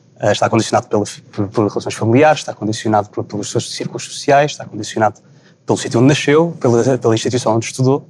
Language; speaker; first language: Portuguese; native; Portuguese